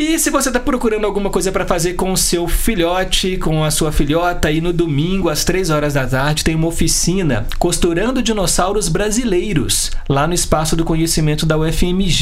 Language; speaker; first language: Portuguese; native; Portuguese